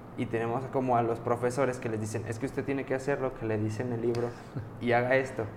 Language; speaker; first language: Spanish; native; Spanish